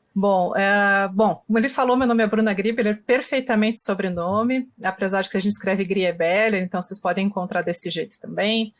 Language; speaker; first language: Portuguese; native; Portuguese